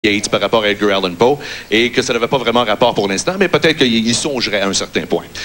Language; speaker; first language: French; native; French